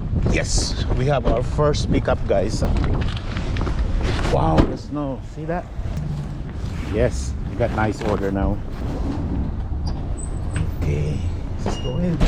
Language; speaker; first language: English; non-native, local second language; Filipino